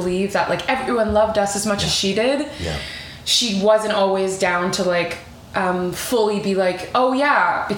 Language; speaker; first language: English; native; English